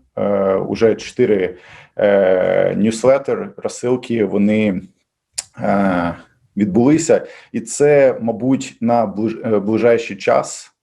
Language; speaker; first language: Ukrainian; non-native, local second language; Russian